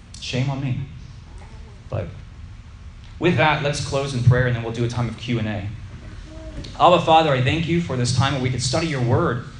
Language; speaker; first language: English; native; English